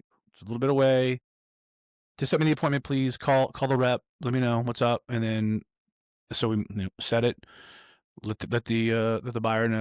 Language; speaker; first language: English; native; English